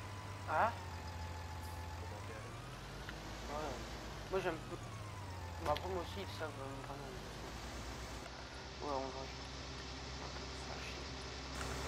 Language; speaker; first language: French; native; French